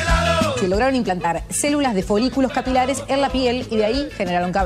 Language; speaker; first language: Spanish; non-native, learner; English